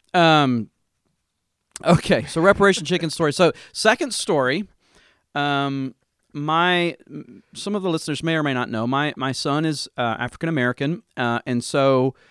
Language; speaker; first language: English; native; English